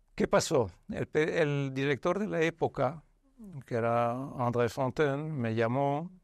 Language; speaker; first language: Spanish; non-native, fluent; Arabic